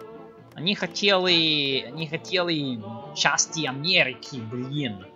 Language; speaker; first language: Russian; non-native, learner; English